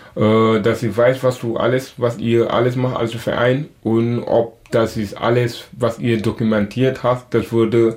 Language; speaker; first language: German; non-native, local second language; Wolof